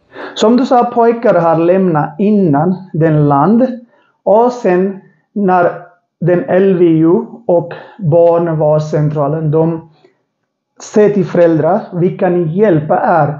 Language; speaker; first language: Swedish; non-native, learner; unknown